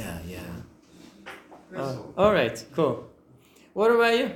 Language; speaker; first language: English; non-native, fluent; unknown